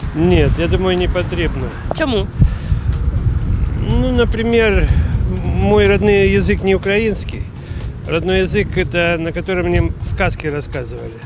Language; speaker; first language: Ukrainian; non-native, local second language; Russian